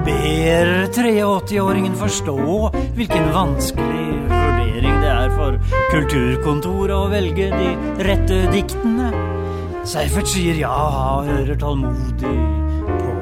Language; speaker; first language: Norwegian; native; Norwegian